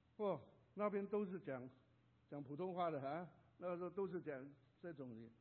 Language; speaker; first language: Chinese; non-native, local second language; Cantonese